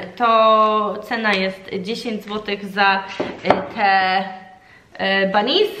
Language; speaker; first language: Polish; early bilingual, heritage; Polish